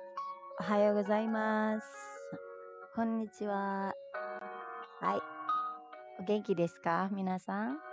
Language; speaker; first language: Japanese; non-native, fluent; Indonesian